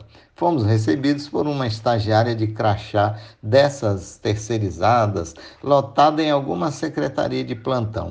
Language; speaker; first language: Portuguese; native; Portuguese